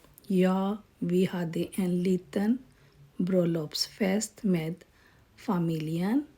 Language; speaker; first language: Swedish; non-native, learner; Urdu